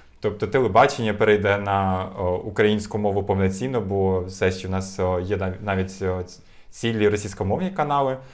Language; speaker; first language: Ukrainian; non-native, local second language; Russian